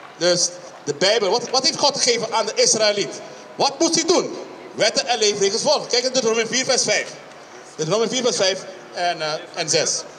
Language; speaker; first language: Dutch; non-native, local second language; Papiamento